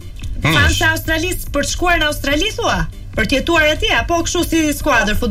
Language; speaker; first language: Albanian; native; Albanian